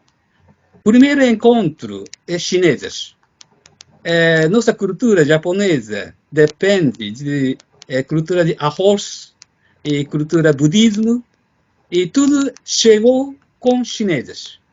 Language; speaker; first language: Portuguese; non-native, fluent; Japanese